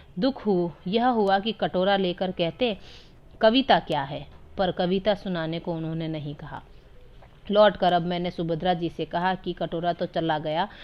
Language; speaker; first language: Hindi; native; Hindi